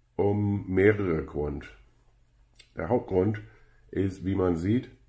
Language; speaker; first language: German; non-native, fluent; English